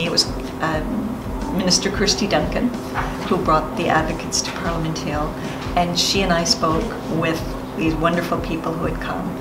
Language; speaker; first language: English; native; English